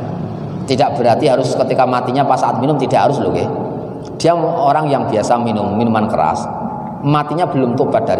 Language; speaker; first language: Indonesian; native; Indonesian